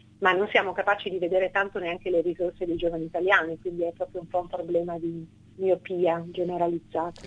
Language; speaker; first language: Italian; native; Italian